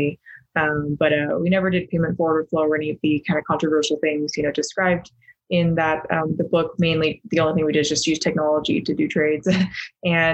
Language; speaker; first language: English; native; English